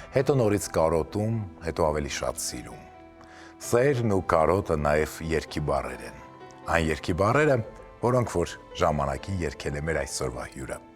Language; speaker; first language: Armenian; native; Armenian